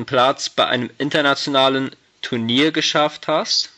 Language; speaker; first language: German; native; German